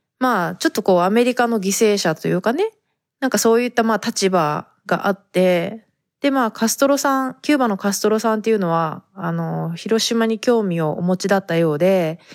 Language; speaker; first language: Japanese; native; Japanese